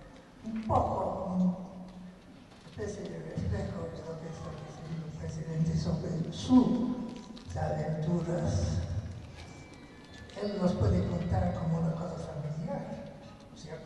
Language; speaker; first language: Spanish; non-native, fluent; English